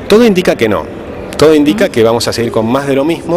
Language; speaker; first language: Spanish; native; Spanish